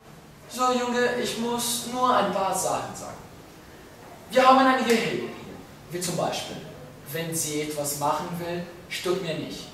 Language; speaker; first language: German; non-native, learner; Portuguese